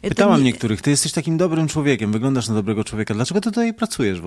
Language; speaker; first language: Russian; non-native, learner; Polish